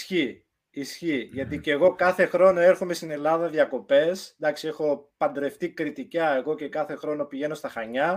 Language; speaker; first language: Greek; early bilingual, heritage; English